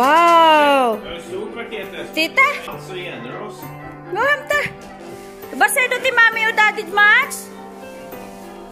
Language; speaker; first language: Swedish; non-native, learner; Filipino